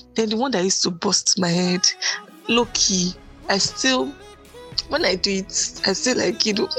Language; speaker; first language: English; non-native, local second language; Yoruba